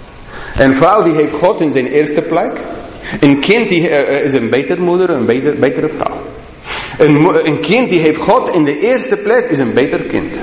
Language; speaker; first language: Dutch; non-native, fluent; English